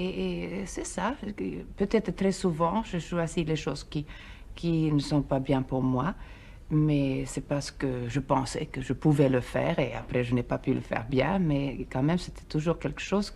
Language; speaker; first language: French; non-native, fluent; Swedish